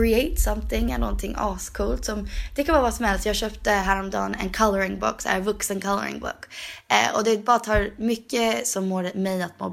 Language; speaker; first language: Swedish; early bilingual, heritage; Swedish